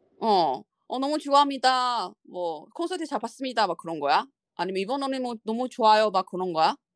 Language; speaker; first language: Korean; non-native, fluent; Chinese